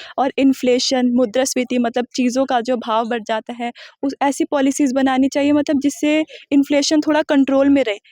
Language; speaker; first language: Hindi; native; Hindi